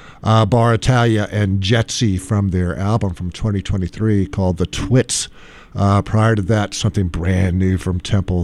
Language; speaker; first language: English; native; English